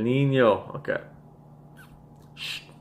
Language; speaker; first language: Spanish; non-native, learner; English